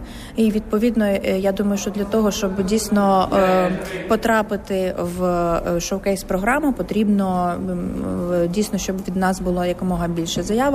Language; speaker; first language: Ukrainian; native; Ukrainian